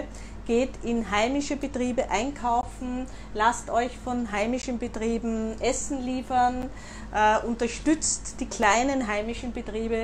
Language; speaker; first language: German; native; German